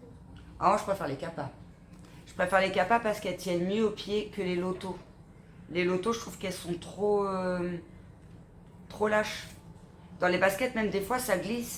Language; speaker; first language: French; native; French